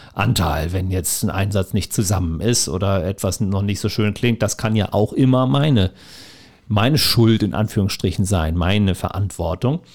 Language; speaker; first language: German; native; German